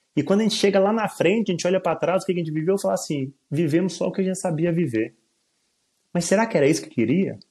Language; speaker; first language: Portuguese; native; Portuguese